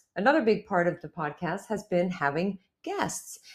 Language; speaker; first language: English; native; English